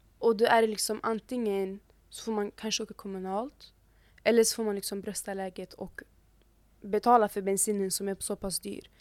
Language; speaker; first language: Swedish; native; Swedish